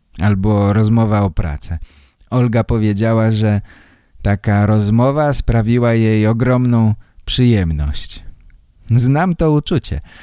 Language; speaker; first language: Polish; native; Polish